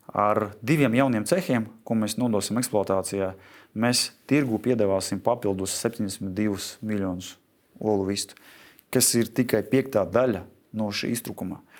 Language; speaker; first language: Latvian; non-native, local second language; Russian